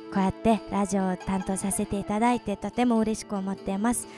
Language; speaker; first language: Japanese; early bilingual, other home language; Mongolian